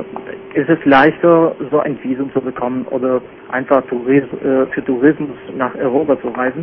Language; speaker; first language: German; non-native, fluent; Albanian